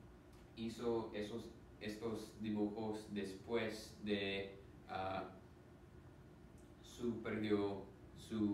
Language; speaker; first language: Spanish; non-native, learner; English